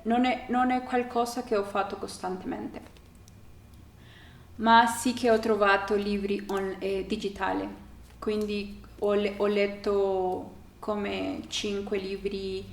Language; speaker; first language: Italian; non-native, learner; Spanish